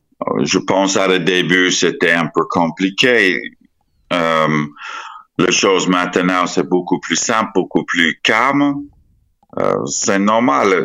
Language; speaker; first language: French; non-native, fluent; English